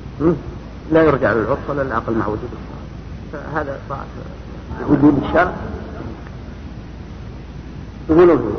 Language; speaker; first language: Arabic; native; Arabic